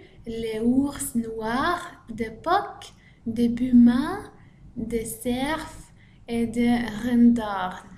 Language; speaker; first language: French; non-native, learner; Norwegian